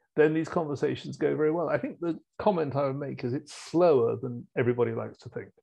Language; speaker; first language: English; native; English